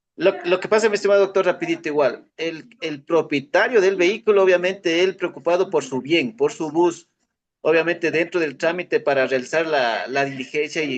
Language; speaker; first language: Spanish; native; Spanish